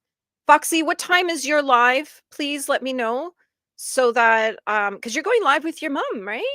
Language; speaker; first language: English; native; English